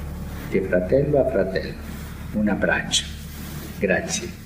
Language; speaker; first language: Italian; non-native, fluent; Spanish